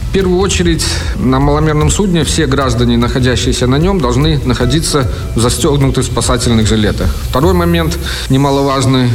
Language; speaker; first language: Russian; native; Russian